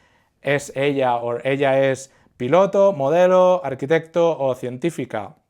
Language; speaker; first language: Spanish; non-native, fluent; English